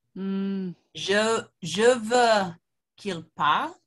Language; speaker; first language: French; non-native, fluent; English